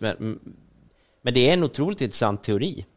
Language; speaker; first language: Swedish; native; Swedish